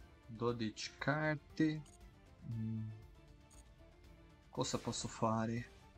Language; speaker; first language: Italian; non-native, learner; Portuguese